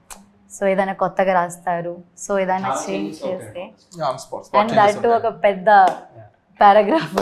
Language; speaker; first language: Telugu; non-native, learner; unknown